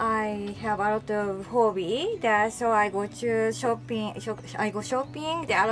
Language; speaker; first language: English; non-native, learner; Japanese